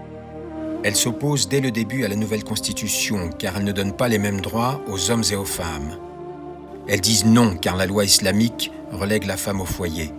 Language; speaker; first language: French; native; French